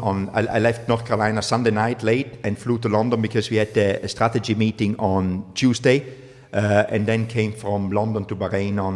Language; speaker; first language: English; non-native, fluent; German